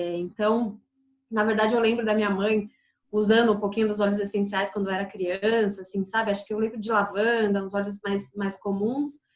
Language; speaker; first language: Portuguese; native; Portuguese